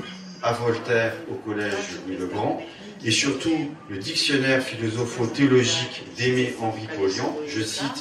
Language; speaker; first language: French; native; French